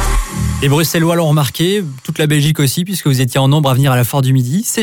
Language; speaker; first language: French; native; French